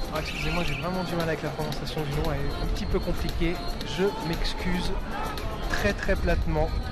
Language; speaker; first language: French; native; French